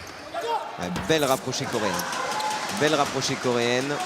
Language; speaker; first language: French; native; French